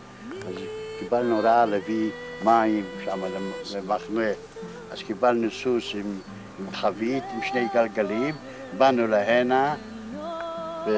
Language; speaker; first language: Hebrew; non-native, fluent; Yiddish